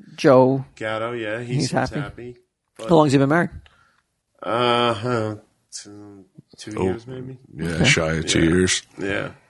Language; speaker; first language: English; native; English